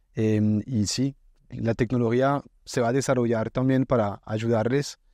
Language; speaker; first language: Spanish; non-native, fluent; French